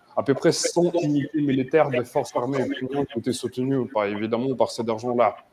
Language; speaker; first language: French; non-native, fluent; Russian